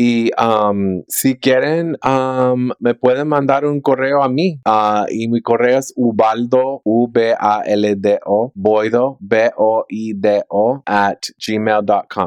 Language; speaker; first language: Spanish; early bilingual, heritage; Spanish